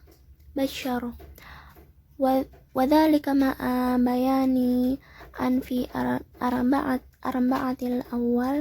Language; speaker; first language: Arabic; non-native, learner; Indonesian